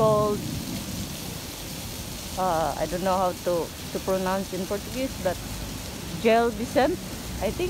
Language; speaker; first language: English; non-native, local second language; Filipino